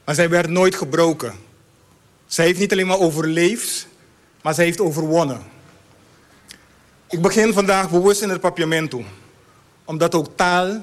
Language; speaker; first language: Dutch; non-native, fluent; Papiamento